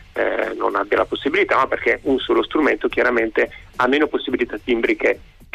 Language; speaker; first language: Italian; native; Italian